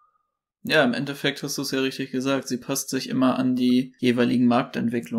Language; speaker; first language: German; native; German